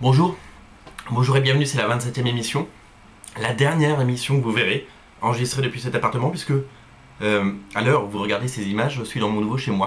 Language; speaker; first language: French; native; French